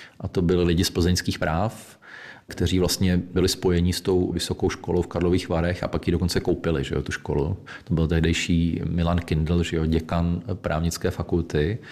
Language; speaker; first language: Czech; native; Czech